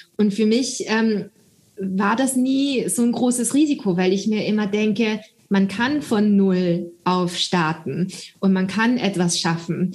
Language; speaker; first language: German; early bilingual, other home language; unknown